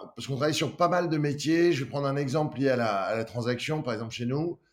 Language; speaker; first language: French; native; French